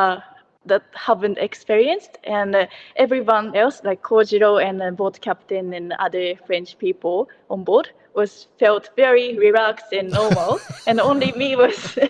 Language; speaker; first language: English; non-native, learner; Japanese